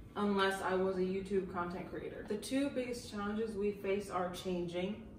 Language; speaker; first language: English; native; English